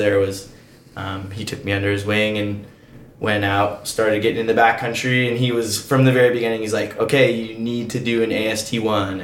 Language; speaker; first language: English; native; English